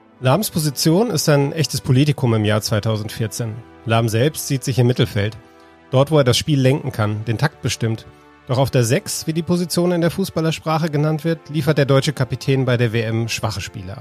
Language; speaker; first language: German; native; German